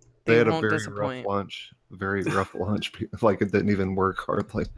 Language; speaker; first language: English; native; English